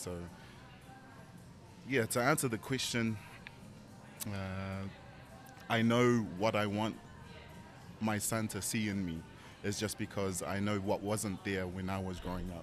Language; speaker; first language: English; early bilingual, other home language; Tongan